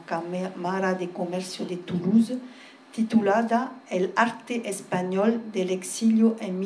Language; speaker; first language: Spanish; early bilingual, heritage; French